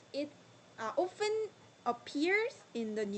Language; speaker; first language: English; non-native, learner; Korean